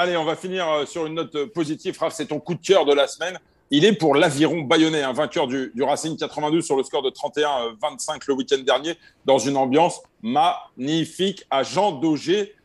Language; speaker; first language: French; native; French